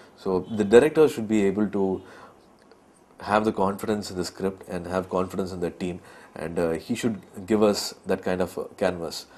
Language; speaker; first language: English; non-native, local second language; Tamil